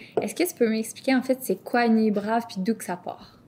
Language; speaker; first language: French; native; French